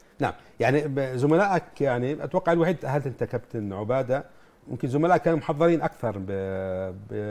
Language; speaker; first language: Arabic; native; Arabic